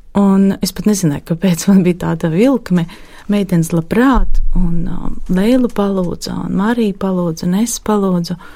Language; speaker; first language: Latvian; native; Latvian